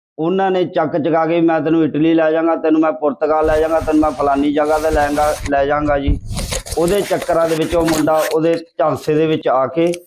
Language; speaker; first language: Punjabi; native; Punjabi